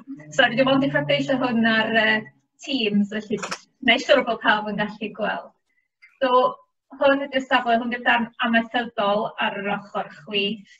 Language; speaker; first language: Welsh; native; Welsh